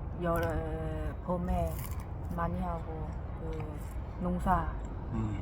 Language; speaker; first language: Korean; non-native, learner; Vietnamese